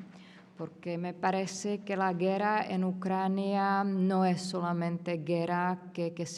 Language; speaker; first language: Spanish; non-native, fluent; Czech